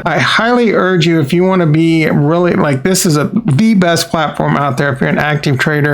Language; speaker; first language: English; native; English